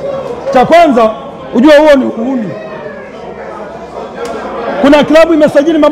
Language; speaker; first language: Swahili; native; Swahili